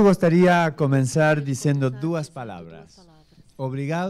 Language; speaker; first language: Portuguese; non-native, learner; Spanish